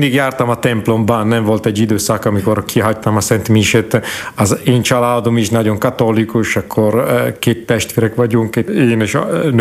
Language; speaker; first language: Hungarian; non-native, fluent; Italian